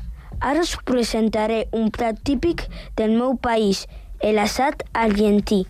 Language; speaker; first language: Catalan; early bilingual, other home language; Spanish